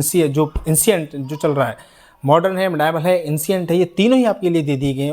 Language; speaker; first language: Hindi; native; Hindi